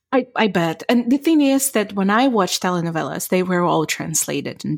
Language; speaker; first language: English; non-native, fluent; Ukrainian